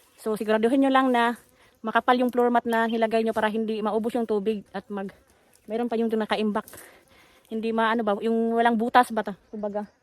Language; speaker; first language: Filipino; non-native, local second language; Cebuano